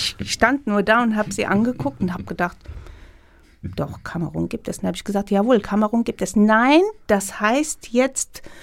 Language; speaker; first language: German; non-native, fluent; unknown